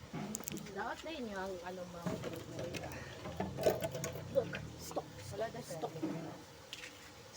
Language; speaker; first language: Filipino; non-native, local second language; Cebuano